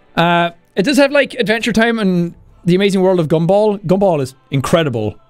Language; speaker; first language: English; native; English